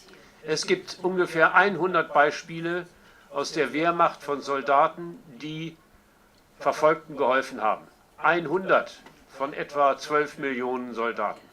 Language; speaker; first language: German; native; German